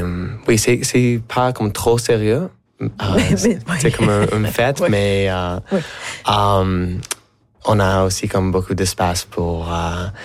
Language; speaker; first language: French; non-native, fluent; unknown